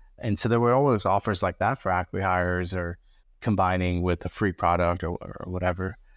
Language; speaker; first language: English; early bilingual, other home language; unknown